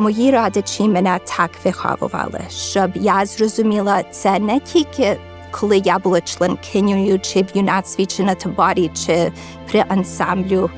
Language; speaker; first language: Ukrainian; early bilingual, heritage; Ukrainian